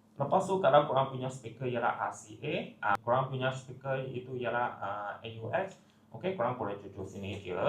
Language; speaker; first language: Malay; non-native, local second language; Chinese